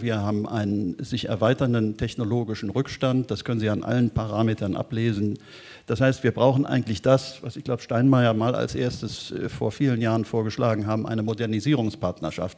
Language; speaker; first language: German; native; German